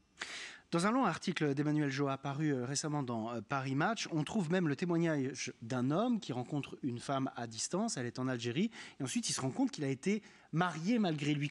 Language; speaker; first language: French; native; French